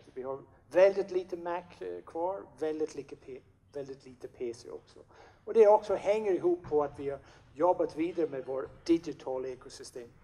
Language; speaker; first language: Swedish; non-native, fluent; English